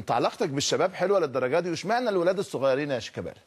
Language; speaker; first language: Arabic; native; Arabic